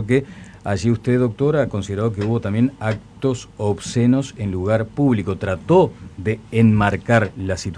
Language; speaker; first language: Spanish; native; Spanish